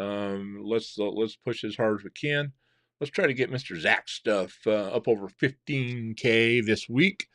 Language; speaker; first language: English; native; English